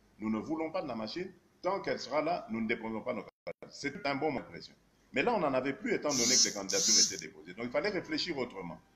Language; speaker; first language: French; non-native, local second language; Luba-Lulua